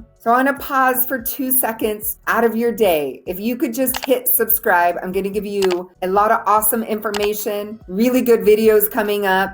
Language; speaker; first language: English; native; English